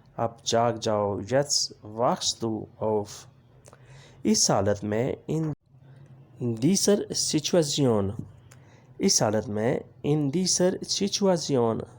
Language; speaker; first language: Urdu; native; Urdu